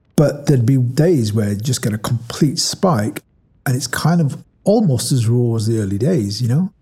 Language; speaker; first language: English; native; English